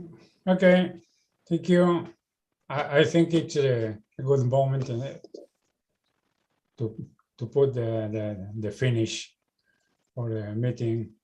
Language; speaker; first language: English; non-native, learner; Spanish